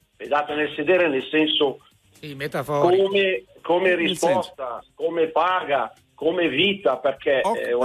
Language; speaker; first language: Italian; native; Italian